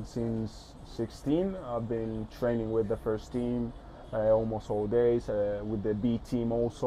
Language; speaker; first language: English; early bilingual, other home language; Spanish